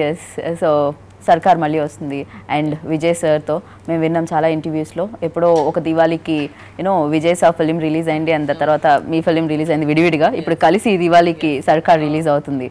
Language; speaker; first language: Telugu; native; Telugu